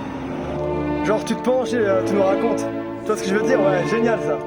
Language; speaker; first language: French; native; French